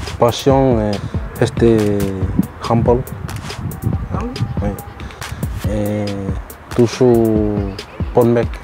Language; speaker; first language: French; non-native, learner; Tongan